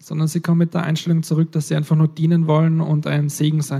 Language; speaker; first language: German; native; German